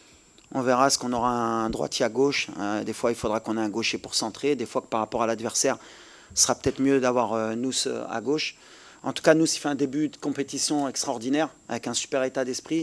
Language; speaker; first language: French; native; French